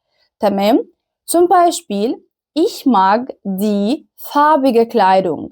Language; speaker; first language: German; non-native, fluent; Arabic